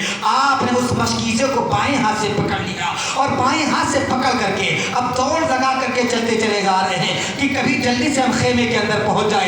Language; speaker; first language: Urdu; native; Urdu